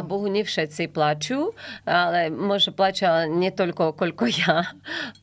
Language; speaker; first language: Slovak; non-native, learner; Ukrainian